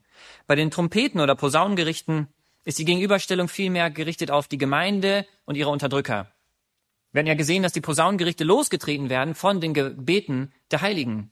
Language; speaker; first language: German; native; German